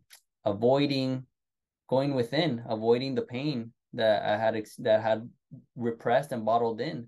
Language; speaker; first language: English; native; English